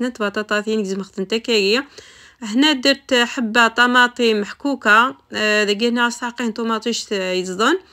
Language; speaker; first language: Arabic; non-native, local second language; Kabyle